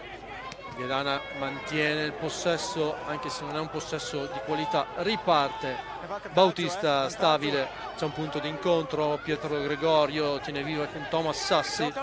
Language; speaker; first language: Italian; native; Italian